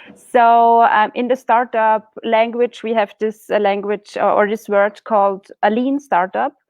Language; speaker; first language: English; non-native, fluent; German